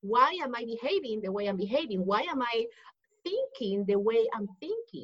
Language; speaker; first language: English; non-native, fluent; Spanish